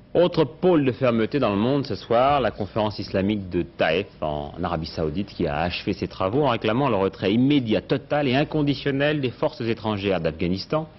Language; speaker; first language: French; native; French